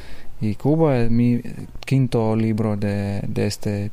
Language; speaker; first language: Spanish; non-native, learner; Lithuanian